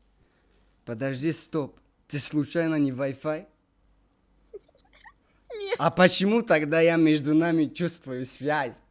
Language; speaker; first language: Russian; non-native, local second language; Tajik